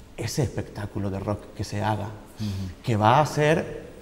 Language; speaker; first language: Spanish; native; Spanish